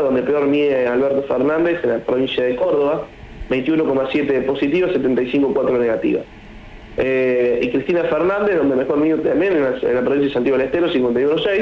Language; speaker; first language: Spanish; native; Spanish